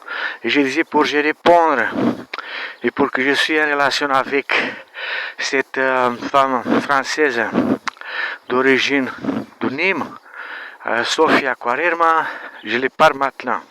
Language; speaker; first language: French; non-native, learner; Romanian